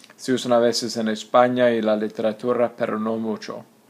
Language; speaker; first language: Spanish; non-native, fluent; English